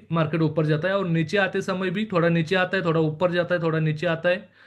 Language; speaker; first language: Hindi; non-native, local second language; Marathi